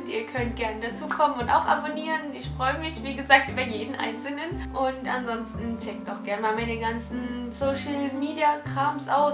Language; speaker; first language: German; native; German